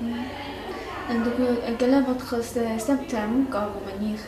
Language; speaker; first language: French; non-native, learner; Chinese